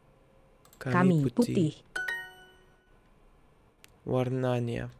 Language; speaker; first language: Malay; non-native, learner; Russian